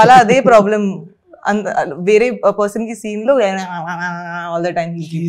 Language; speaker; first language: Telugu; non-native, learner; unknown